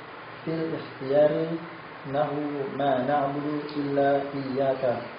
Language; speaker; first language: Arabic; non-native, learner; Indonesian